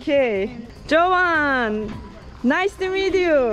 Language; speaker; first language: English; non-native, learner; Turkish